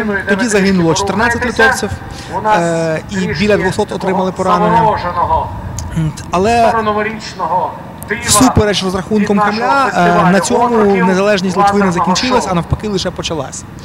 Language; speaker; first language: Ukrainian; native; Ukrainian